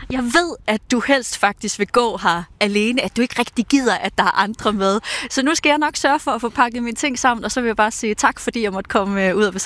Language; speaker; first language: Danish; native; Danish